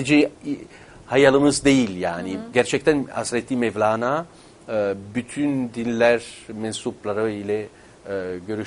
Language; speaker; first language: Turkish; non-native, fluent; Italian